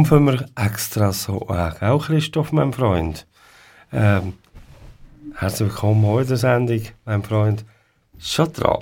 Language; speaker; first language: German; native; German